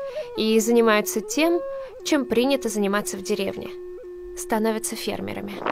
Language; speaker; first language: Russian; native; Russian